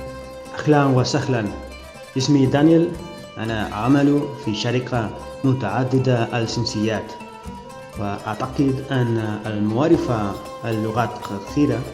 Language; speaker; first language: Arabic; non-native, learner; Spanish